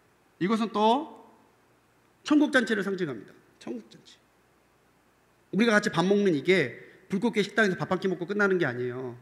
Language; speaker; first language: Korean; native; Korean